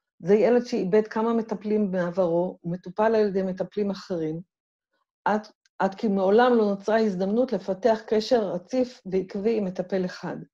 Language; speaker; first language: Hebrew; native; Hebrew